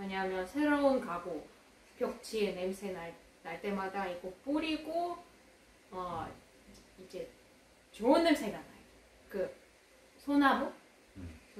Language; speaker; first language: Korean; non-native, learner; Russian